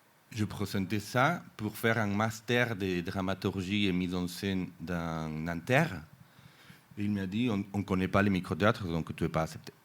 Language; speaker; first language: French; non-native, fluent; Spanish